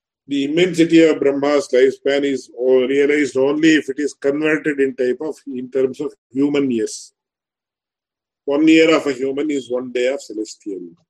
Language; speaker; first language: English; non-native, local second language; Tamil